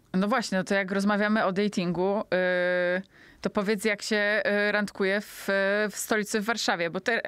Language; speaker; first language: Polish; native; Polish